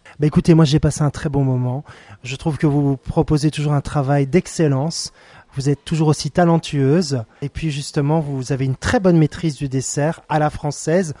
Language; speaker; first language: French; native; French